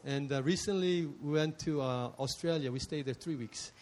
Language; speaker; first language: English; early bilingual, other home language; Korean